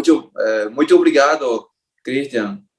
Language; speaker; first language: Portuguese; non-native, learner; Spanish